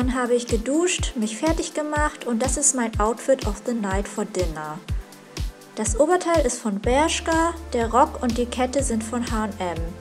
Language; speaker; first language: German; native; German